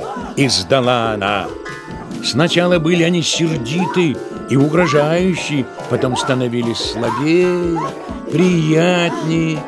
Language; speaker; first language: Russian; native; Russian